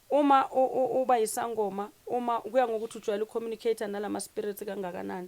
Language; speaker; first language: Zulu; native; Zulu